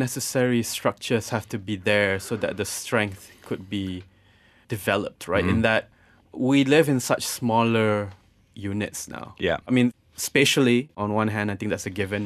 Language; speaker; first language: English; non-native, local second language; Malay